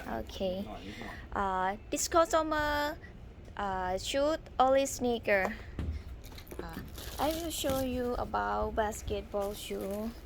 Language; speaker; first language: English; non-native, learner; Thai